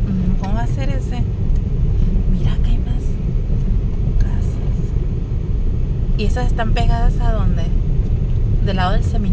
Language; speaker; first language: Spanish; native; Spanish